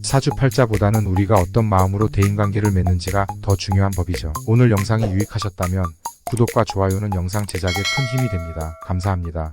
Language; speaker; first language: Korean; native; Korean